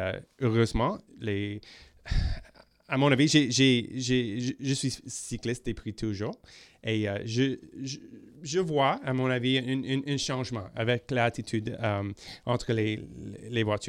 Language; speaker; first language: French; non-native, local second language; English